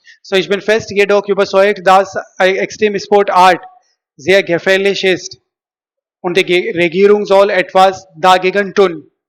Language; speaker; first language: German; non-native, learner; Hindi